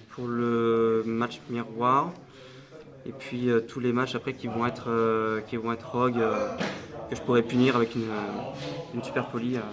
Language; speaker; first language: French; native; French